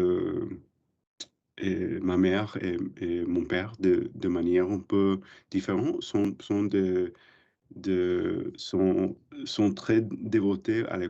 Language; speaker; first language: French; non-native, learner; English